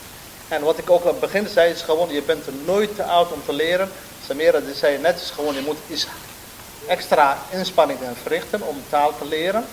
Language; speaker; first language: Dutch; non-native, fluent; Somali